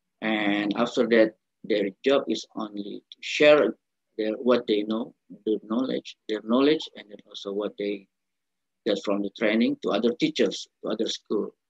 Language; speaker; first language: English; non-native, learner; Indonesian